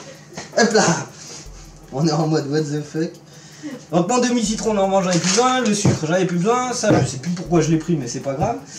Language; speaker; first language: French; native; French